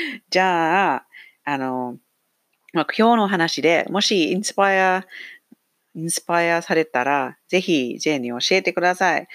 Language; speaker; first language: Japanese; non-native, fluent; English